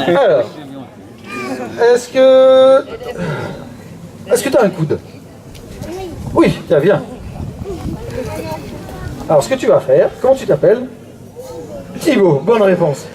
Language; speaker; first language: French; native; French